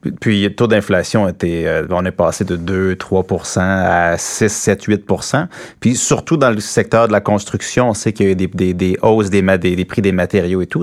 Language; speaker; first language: French; native; French